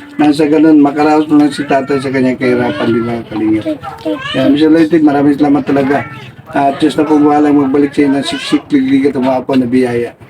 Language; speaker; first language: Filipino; non-native, local second language; Cebuano